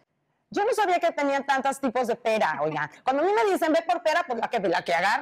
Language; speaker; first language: Spanish; native; Spanish